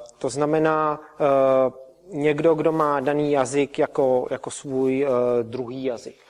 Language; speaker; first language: Czech; native; Czech